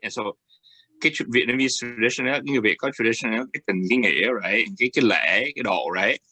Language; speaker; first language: Vietnamese; early bilingual, heritage; Vietnamese